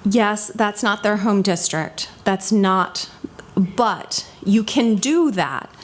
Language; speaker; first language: English; native; English